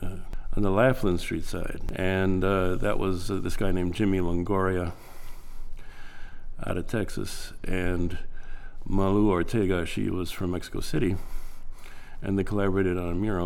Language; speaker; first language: English; native; English